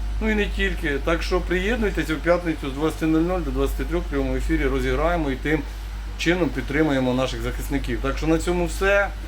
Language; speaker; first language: Ukrainian; native; Ukrainian